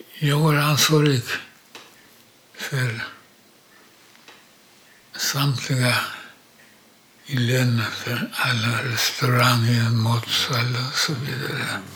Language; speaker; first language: Swedish; non-native, learner; Polish